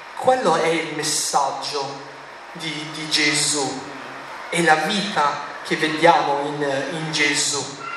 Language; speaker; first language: Italian; non-native, fluent; English